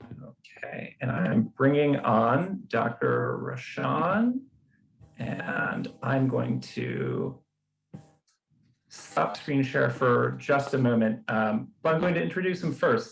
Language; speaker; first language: English; native; English